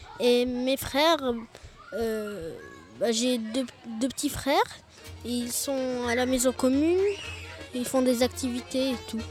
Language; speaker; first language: French; non-native, local second language; Arabic